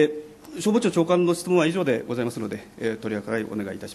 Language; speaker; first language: Japanese; native; Japanese